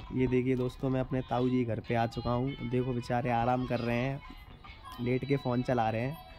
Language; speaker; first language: Hindi; native; Hindi